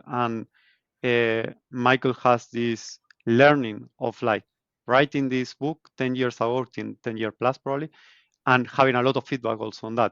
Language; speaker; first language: English; non-native, fluent; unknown